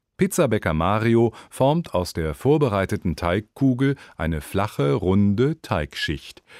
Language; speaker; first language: German; native; German